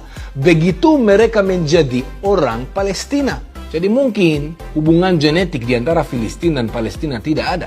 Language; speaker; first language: Indonesian; non-native, fluent; Hebrew